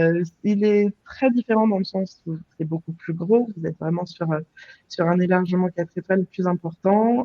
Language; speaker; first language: French; native; French